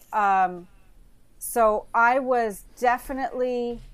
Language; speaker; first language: English; native; English